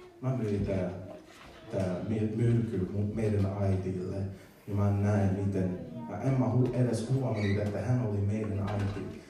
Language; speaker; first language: Finnish; non-native, learner; English